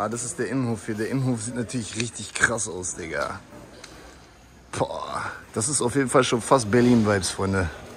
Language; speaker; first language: German; native; German